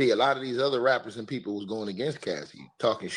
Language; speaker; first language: English; native; English